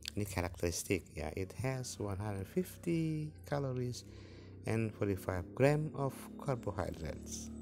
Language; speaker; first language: English; non-native, fluent; Indonesian